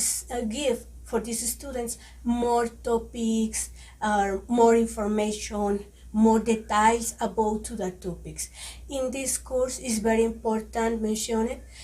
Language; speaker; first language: English; non-native, learner; Spanish